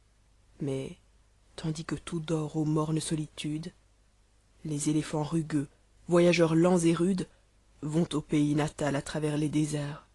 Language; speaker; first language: French; native; French